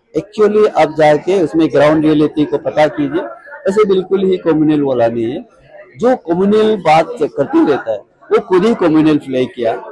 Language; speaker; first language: Hindi; non-native, local second language; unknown